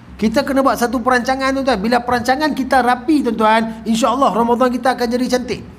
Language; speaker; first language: Malay; native; Malay